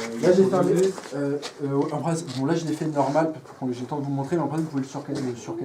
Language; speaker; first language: French; native; French